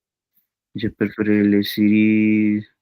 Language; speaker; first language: French; non-native, learner; Hindi